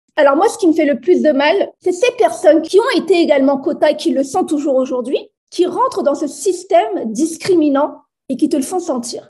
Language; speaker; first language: French; native; French